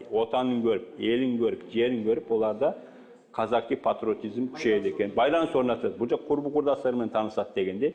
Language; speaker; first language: Kazakh; early bilingual, heritage; Kazakh